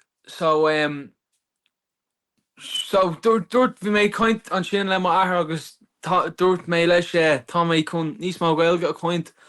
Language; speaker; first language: Irish; non-native, local second language; English